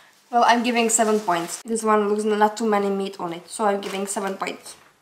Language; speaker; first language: English; non-native, learner; Czech